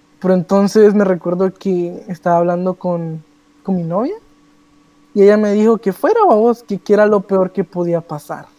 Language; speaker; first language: Spanish; native; Spanish